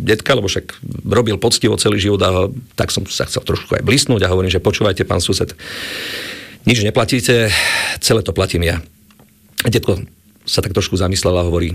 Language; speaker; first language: Slovak; native; Slovak